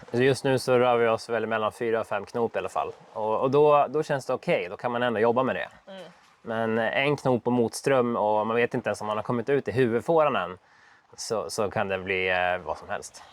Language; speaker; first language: Swedish; native; Swedish